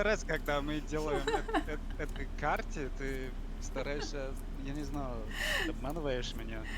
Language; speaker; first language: Russian; non-native, learner; English